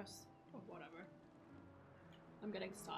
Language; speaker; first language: English; native; English